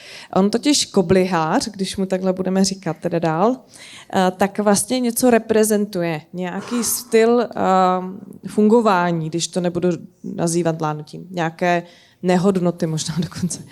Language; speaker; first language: Czech; native; Czech